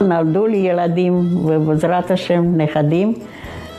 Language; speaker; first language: Hebrew; non-native, fluent; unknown